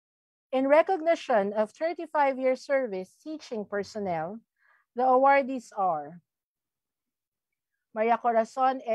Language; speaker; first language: English; non-native, local second language; Filipino